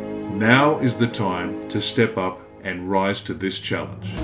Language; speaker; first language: English; native; English